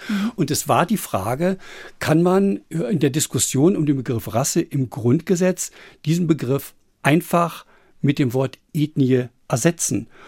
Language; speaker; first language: German; native; German